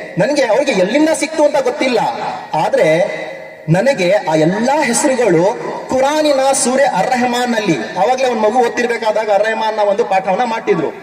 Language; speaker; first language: Kannada; non-native, local second language; Urdu